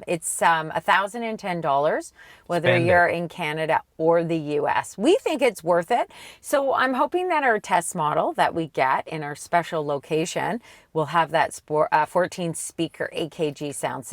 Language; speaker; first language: English; native; English